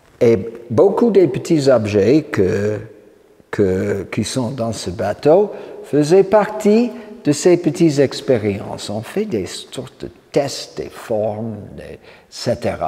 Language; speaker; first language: French; non-native, fluent; English